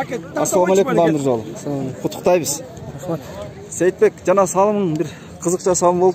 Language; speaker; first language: Kyrgyz; native; Kyrgyz